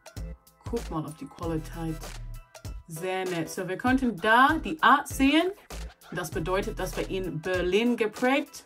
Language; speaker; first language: German; non-native, learner; English